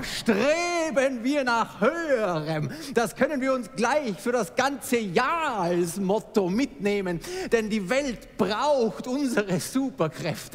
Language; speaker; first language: German; native; German